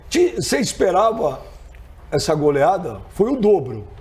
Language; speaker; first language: Portuguese; native; Portuguese